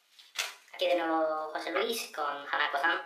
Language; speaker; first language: Spanish; native; Spanish